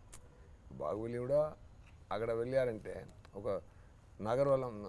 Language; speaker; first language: Telugu; non-native, fluent; Tamil